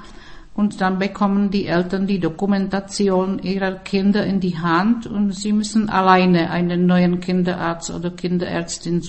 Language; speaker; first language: German; non-native, fluent; Czech